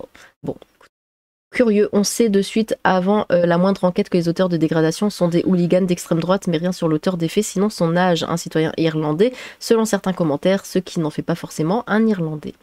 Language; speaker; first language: French; native; French